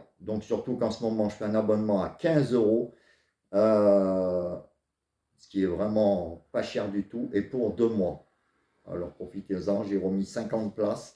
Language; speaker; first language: French; native; French